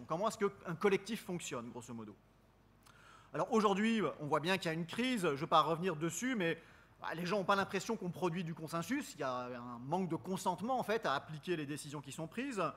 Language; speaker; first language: French; native; French